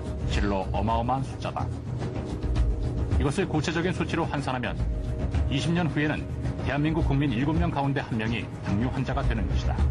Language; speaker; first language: Korean; native; Korean